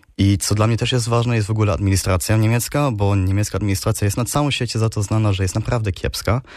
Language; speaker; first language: Polish; early bilingual, heritage; Polish